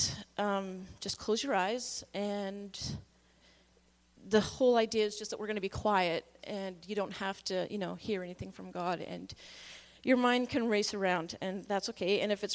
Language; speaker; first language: English; native; English